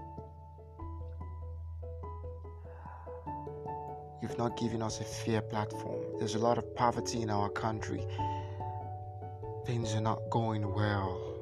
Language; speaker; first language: English; non-native, local second language; Yoruba